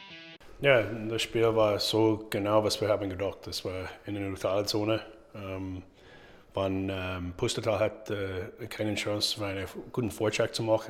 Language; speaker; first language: German; non-native, learner; English